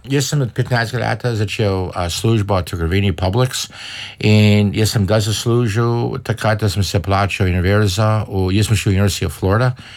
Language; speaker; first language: Slovenian; early bilingual, heritage; Slovenian